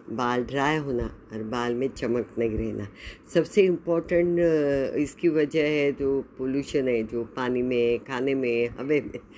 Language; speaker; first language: Hindi; non-native, local second language; Marathi